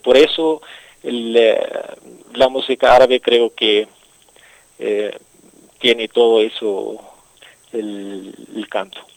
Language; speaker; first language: Spanish; non-native, local second language; Arabic